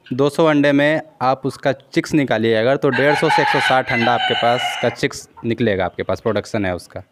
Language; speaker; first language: Hindi; native; Hindi